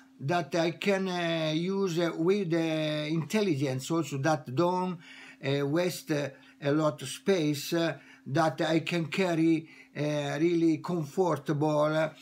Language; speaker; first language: English; non-native, learner; Italian